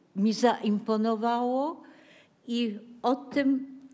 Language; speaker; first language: Polish; native; Polish